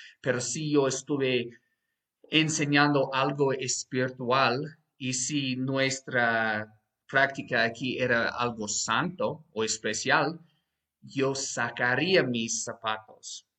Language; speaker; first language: Spanish; non-native, fluent; English